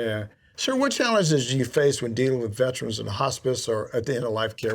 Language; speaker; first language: English; native; English